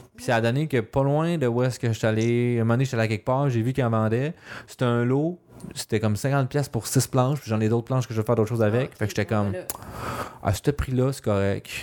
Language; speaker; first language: French; native; French